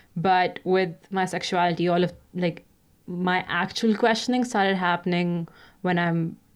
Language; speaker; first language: English; non-native, local second language; Hindi